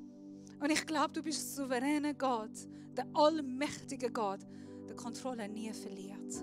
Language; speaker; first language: German; non-native, fluent; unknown